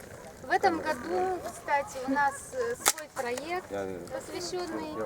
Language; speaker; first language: Russian; native; Russian